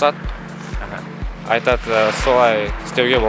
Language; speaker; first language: Kazakh; non-native, local second language; Russian